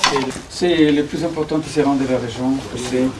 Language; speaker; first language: French; non-native, fluent; Spanish